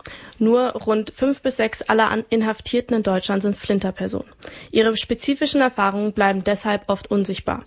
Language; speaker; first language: German; native; German